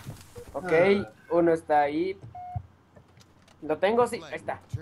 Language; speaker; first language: Spanish; native; Spanish